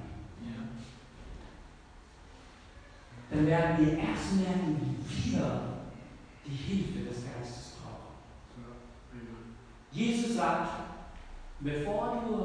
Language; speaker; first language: German; non-native, fluent; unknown